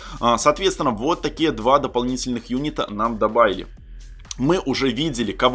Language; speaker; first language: Russian; native; Russian